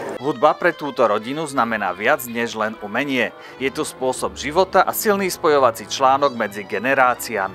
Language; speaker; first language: Slovak; native; Slovak